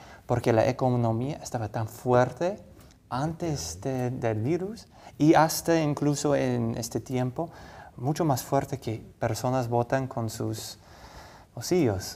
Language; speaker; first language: Spanish; non-native, fluent; English